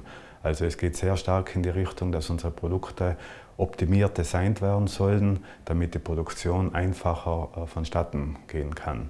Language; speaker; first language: German; native; German